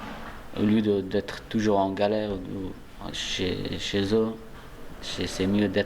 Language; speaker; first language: French; non-native, learner; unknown